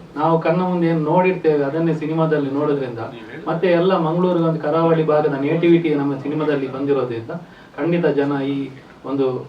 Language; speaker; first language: Kannada; non-native, local second language; Tulu